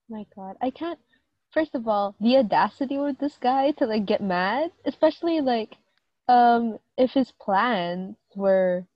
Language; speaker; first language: English; native; English